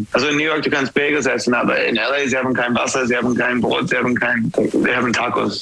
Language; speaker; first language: German; non-native, learner; English